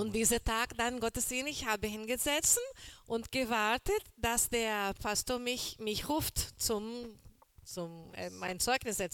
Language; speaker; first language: German; non-native, learner; Portuguese